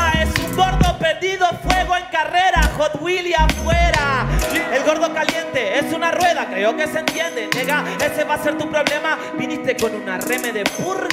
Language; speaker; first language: Spanish; native; Spanish